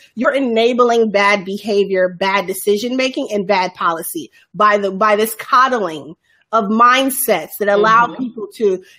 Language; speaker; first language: English; native; English